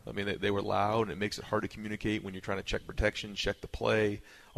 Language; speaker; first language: English; native; English